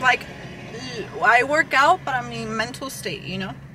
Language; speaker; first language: English; early bilingual, other home language; Spanish